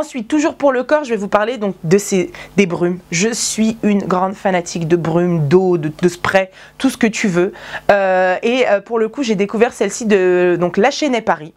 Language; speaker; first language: French; native; French